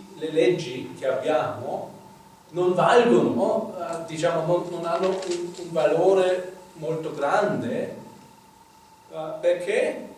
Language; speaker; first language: Italian; non-native, fluent; German